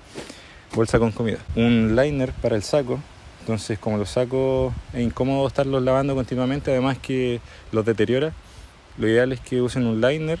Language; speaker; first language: Spanish; native; Spanish